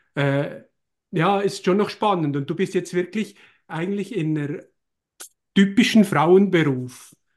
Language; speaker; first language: German; native; German